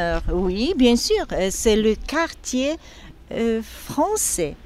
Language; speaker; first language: French; non-native, fluent; Polish